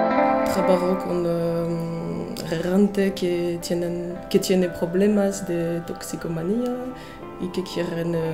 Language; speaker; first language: Spanish; non-native, learner; French